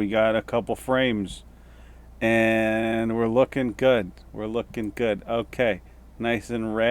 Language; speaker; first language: English; native; English